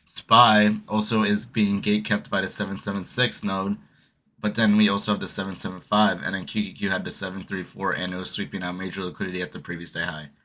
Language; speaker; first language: English; native; English